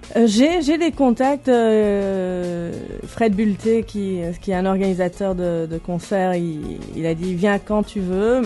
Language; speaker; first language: French; non-native, local second language; Armenian